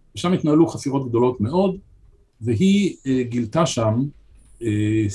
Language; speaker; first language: Hebrew; native; Hebrew